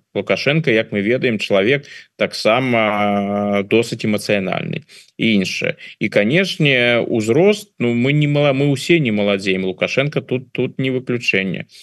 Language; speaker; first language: Belarusian; non-native, local second language; Russian